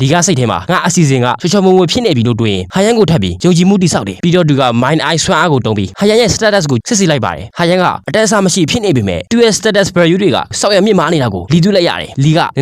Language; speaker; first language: Burmese; native; Burmese